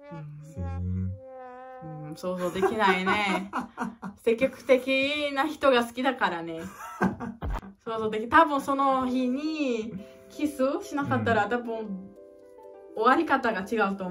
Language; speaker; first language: Japanese; non-native, learner; Portuguese